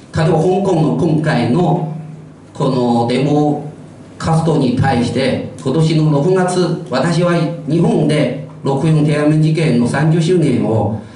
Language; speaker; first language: Japanese; non-native, fluent; Chinese